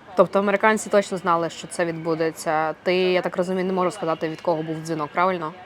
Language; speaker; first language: Ukrainian; native; Ukrainian